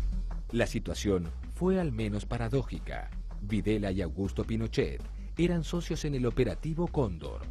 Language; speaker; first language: Spanish; native; Spanish